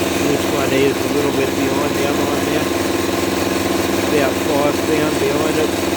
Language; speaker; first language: English; native; English